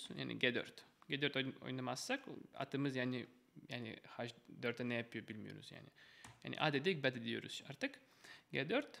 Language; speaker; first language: Turkish; non-native, fluent; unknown